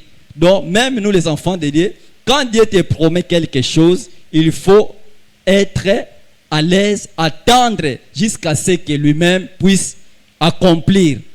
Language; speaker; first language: French; non-native, local second language; Lingala